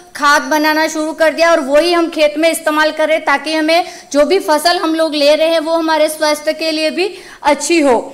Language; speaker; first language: Hindi; native; Hindi